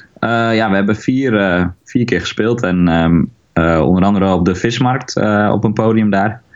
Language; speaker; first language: Dutch; native; Dutch